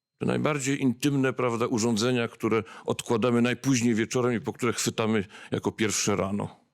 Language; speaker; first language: Polish; native; Polish